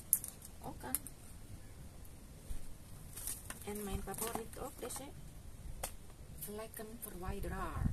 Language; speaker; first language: Dutch; non-native, learner; Indonesian